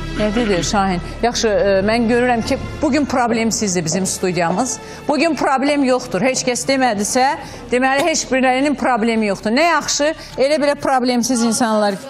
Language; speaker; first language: Azerbaijani; native; Azerbaijani